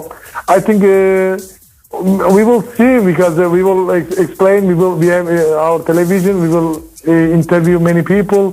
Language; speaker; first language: English; non-native, learner; Turkish